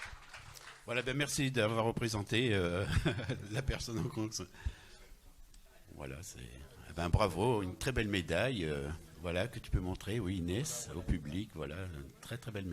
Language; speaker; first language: French; native; French